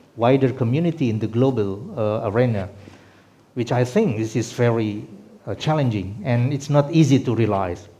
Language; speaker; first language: English; non-native, fluent; Sundanese